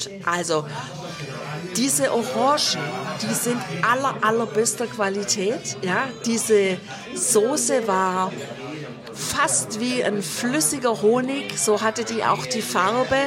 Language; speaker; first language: German; native; German